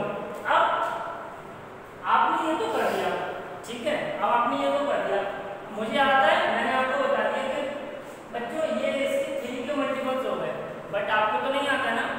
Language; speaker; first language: Hindi; native; Hindi